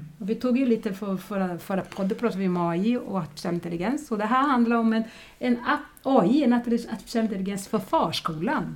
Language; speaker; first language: Swedish; non-native, fluent; Portuguese